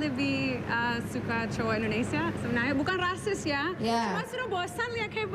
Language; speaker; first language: Indonesian; non-native, fluent; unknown